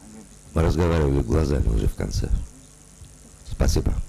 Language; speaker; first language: Russian; non-native, local second language; Uzbek